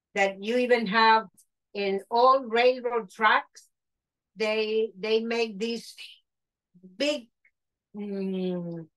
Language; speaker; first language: English; non-native, fluent; Spanish